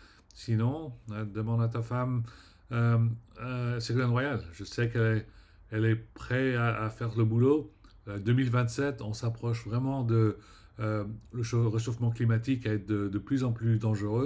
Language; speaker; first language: French; early bilingual, heritage; French